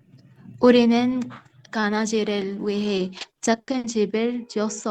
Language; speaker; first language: Korean; non-native, learner; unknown